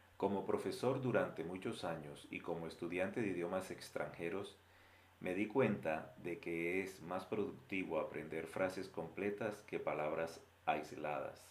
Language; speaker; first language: Spanish; native; Spanish